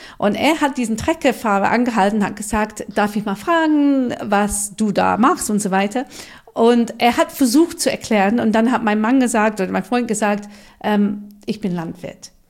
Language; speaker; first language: German; non-native, fluent; English